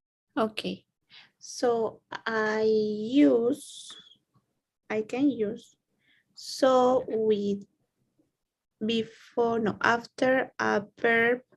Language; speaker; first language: English; non-native, learner; Spanish